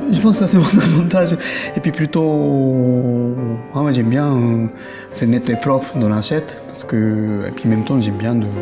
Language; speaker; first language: French; non-native, fluent; Japanese